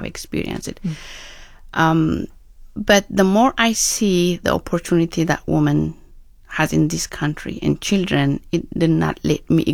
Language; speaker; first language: English; non-native, fluent; Oromo